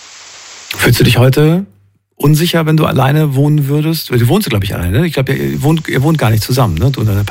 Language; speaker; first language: German; native; German